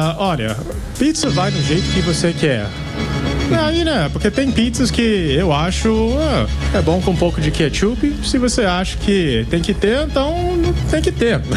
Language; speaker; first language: Portuguese; non-native, fluent; English